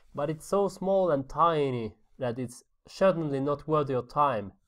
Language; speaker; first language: English; non-native, fluent; Finnish